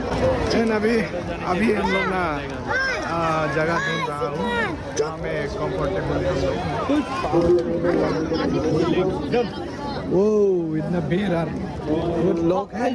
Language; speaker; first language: Hindi; non-native, local second language; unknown